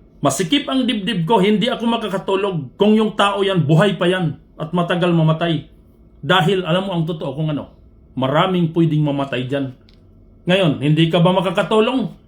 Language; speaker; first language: Filipino; non-native, local second language; Cebuano